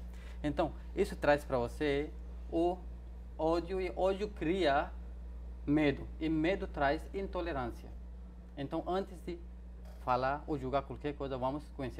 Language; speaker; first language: Portuguese; non-native, fluent; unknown